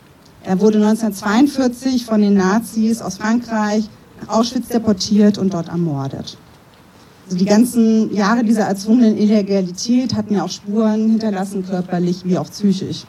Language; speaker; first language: German; native; German